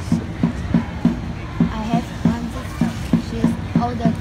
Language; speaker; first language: English; non-native, learner; Vietnamese